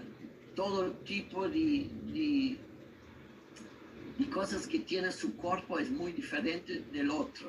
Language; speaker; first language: Spanish; non-native, learner; German